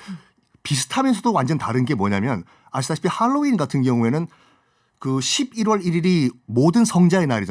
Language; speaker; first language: Korean; native; Korean